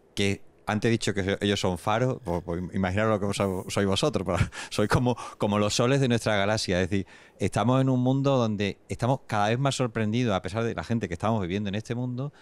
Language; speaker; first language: Spanish; native; Spanish